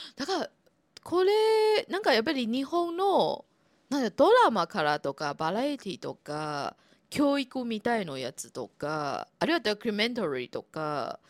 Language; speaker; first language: Japanese; non-native, fluent; Chinese